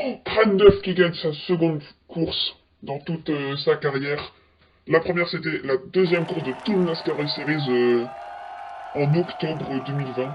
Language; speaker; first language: French; native; French